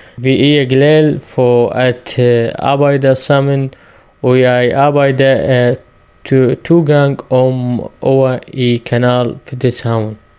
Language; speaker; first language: Danish; non-native, learner; Arabic